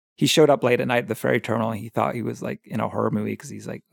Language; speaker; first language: English; native; English